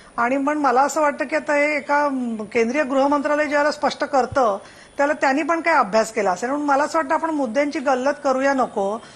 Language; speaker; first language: Marathi; native; Marathi